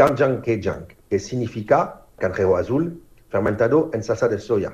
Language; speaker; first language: Spanish; non-native, fluent; French